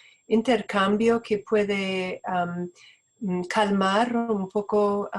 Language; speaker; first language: Spanish; non-native, fluent; Portuguese